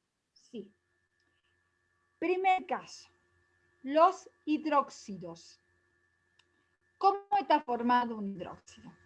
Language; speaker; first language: Spanish; native; Spanish